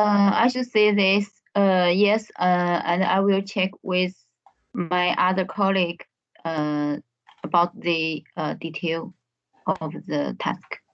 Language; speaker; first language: English; non-native, fluent; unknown